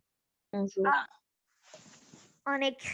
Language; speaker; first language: French; non-native, learner; Arabic